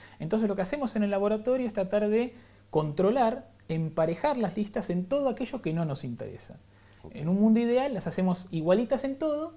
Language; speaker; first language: Spanish; native; Spanish